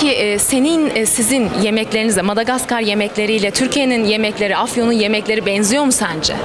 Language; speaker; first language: Turkish; native; Turkish